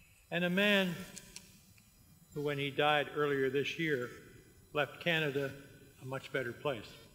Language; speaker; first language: English; early bilingual, other home language; Dutch